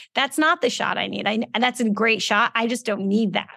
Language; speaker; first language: English; native; English